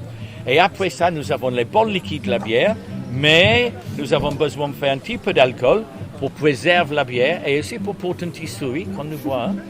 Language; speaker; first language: French; non-native, learner; English